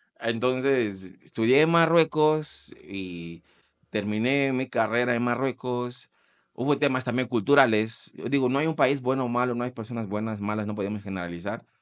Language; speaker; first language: Spanish; non-native, fluent; Portuguese